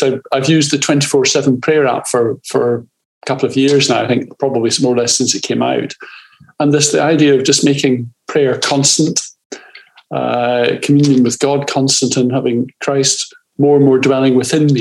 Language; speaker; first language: English; native; English